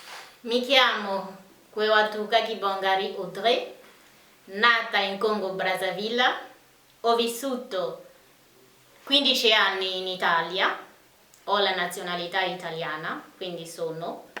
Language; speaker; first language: Italian; non-native, fluent; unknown